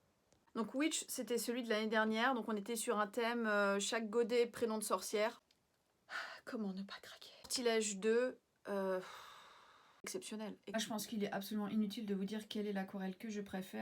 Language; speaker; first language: French; native; French